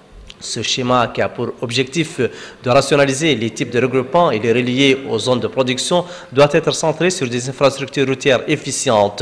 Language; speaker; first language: French; non-native, local second language; Arabic